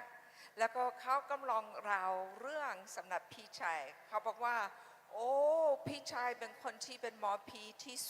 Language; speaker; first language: Thai; non-native, fluent; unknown